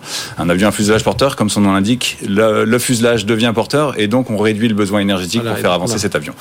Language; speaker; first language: French; native; French